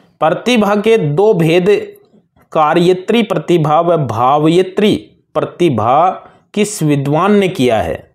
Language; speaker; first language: Hindi; native; Hindi